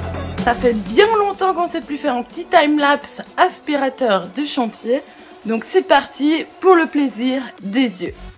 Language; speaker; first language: French; native; French